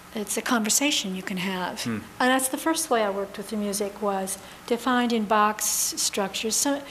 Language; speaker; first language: English; native; English